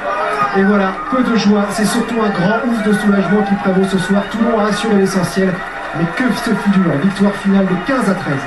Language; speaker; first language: French; native; French